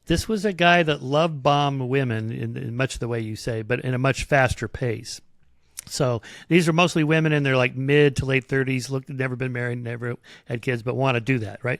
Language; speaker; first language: English; native; English